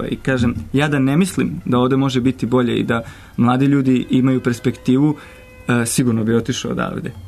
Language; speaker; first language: Serbian; native; Serbian